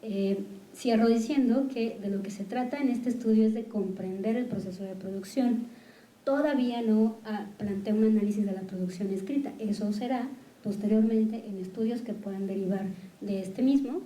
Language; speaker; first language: Spanish; native; Spanish